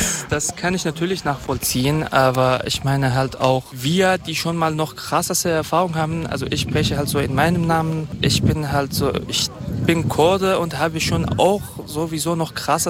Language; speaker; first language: German; non-native, fluent; Kurdish